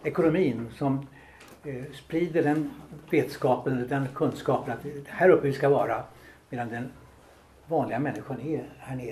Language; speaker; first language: Swedish; native; Swedish